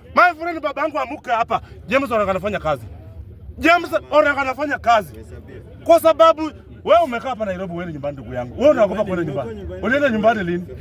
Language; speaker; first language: Swahili; native; Swahili